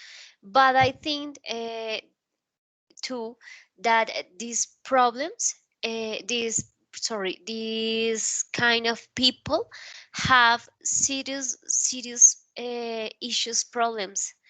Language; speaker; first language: English; non-native, learner; Spanish